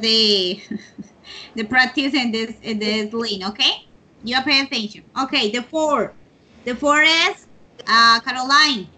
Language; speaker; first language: English; non-native, learner; Spanish